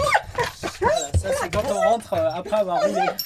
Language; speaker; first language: French; native; French